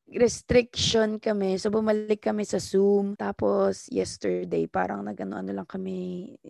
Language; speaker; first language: Filipino; native; Filipino